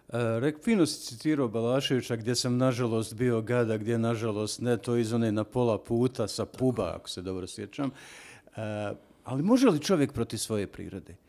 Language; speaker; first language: Serbian; native; Serbian